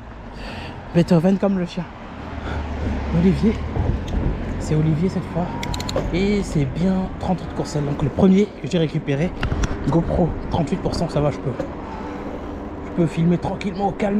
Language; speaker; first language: French; native; French